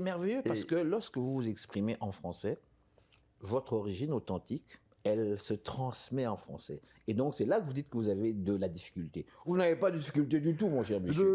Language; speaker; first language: French; native; French